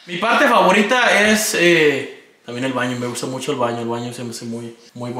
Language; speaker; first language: Spanish; native; Spanish